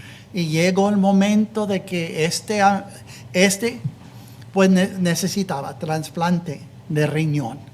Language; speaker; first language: Spanish; non-native, fluent; English